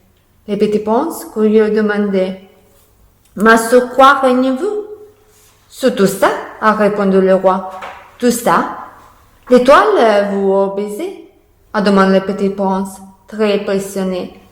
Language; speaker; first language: French; non-native, learner; Italian